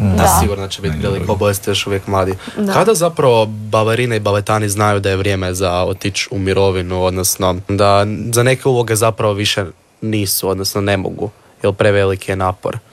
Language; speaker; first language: Serbian; native; Serbian